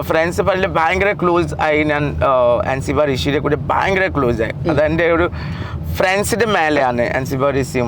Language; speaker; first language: Malayalam; non-native, local second language; Assamese